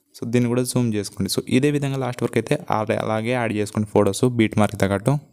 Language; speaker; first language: Telugu; non-native, local second language; Gondi